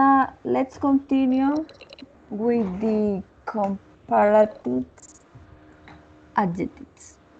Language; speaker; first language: English; non-native, learner; Spanish